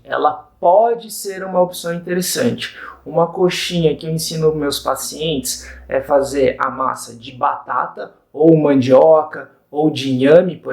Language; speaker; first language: Portuguese; native; Portuguese